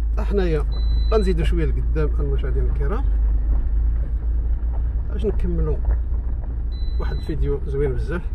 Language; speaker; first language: Arabic; native; Arabic